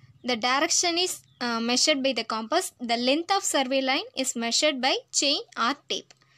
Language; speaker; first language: English; non-native, local second language; Tamil